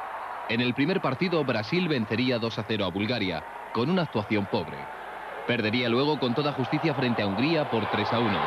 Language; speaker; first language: Spanish; native; Spanish